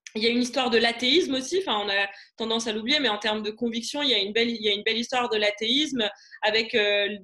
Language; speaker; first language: French; non-native, local second language; Arabic